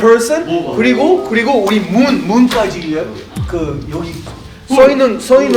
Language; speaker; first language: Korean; early bilingual, heritage; Korean